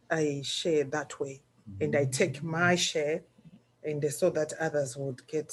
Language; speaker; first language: English; non-native, local second language; Shona